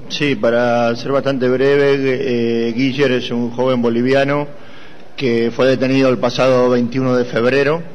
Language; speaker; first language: Spanish; native; Spanish